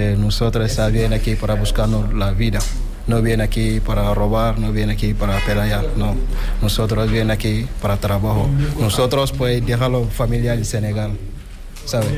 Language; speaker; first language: Spanish; non-native, learner; Wolof